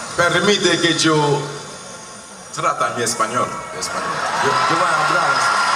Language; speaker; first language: Spanish; non-native, learner; Haitian Creole